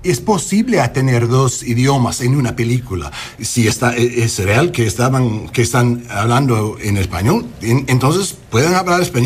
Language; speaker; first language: Spanish; non-native, learner; English